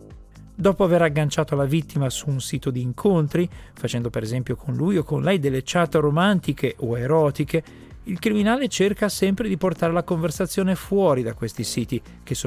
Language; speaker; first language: Italian; native; Italian